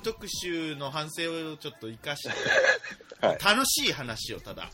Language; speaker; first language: Japanese; native; Japanese